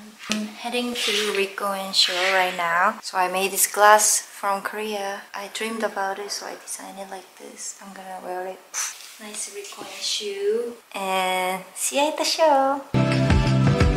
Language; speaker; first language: English; non-native, learner; Korean